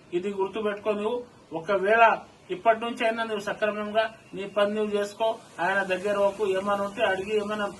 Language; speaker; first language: Telugu; non-native, local second language; Lambadi